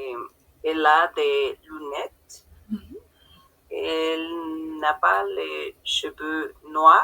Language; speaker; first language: French; non-native, learner; Spanish